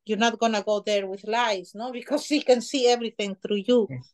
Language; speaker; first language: English; non-native, fluent; Spanish